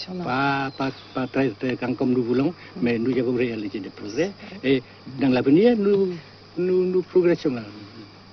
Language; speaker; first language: French; non-native, local second language; Vietnamese